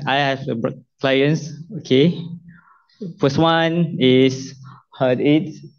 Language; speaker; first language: English; non-native, local second language; Malay